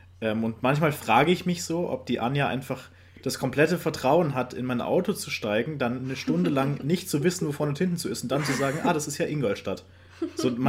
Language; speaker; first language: German; native; German